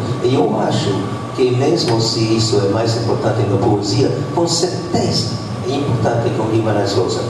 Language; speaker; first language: Portuguese; non-native, fluent; English